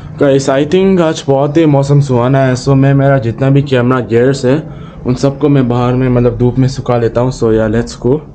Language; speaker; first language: Hindi; non-native, local second language; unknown